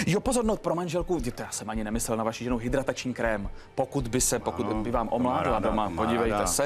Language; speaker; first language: Czech; native; Czech